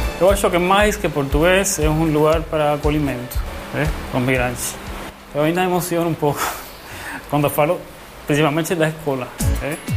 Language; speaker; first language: Portuguese; non-native, fluent; Spanish